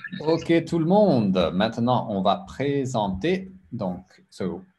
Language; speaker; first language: French; non-native, learner; English